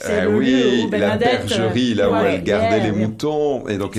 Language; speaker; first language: French; native; French